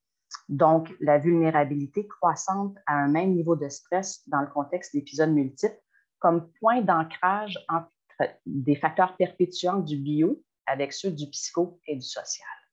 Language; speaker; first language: French; native; French